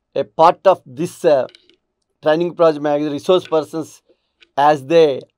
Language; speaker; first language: English; non-native, local second language; Telugu